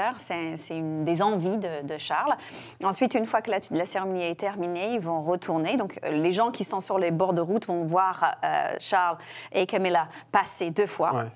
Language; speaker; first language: French; non-native, fluent; English